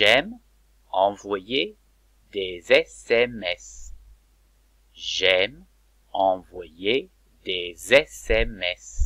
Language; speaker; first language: French; non-native, fluent; English